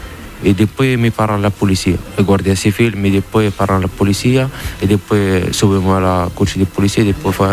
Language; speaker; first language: Spanish; non-native, learner; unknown